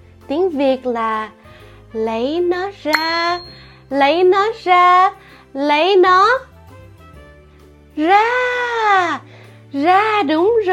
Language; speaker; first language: Vietnamese; early bilingual, heritage; Vietnamese